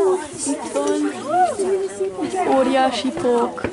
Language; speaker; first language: Hungarian; early bilingual, heritage; Hungarian